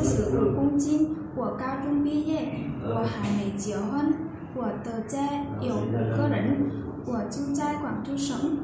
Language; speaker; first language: Chinese; non-native, learner; Vietnamese